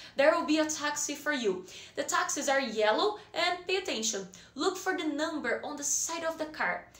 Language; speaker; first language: English; non-native, fluent; Portuguese